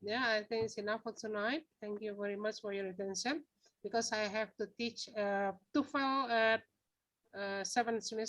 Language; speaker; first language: English; non-native, fluent; Indonesian